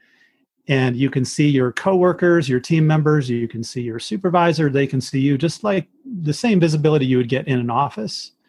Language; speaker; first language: English; native; English